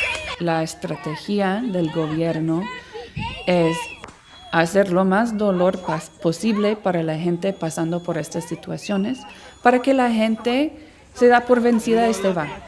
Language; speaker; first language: Spanish; non-native, fluent; English